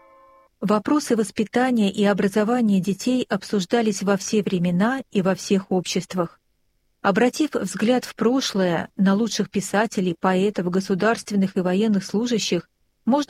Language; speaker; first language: Russian; native; Russian